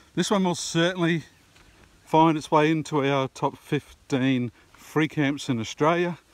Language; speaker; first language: English; native; English